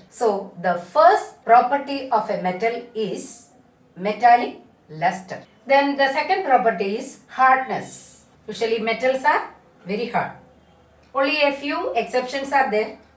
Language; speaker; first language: English; non-native, local second language; Malayalam